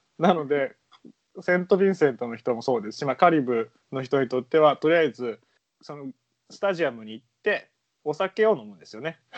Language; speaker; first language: Japanese; native; Japanese